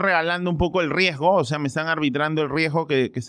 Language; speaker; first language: Spanish; native; Spanish